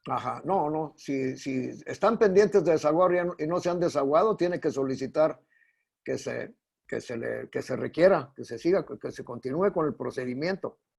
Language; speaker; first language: Spanish; native; Spanish